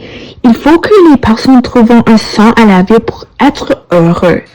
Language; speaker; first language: French; non-native, learner; English